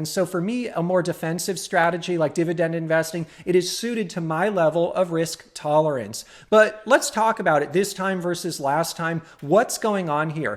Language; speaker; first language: English; native; English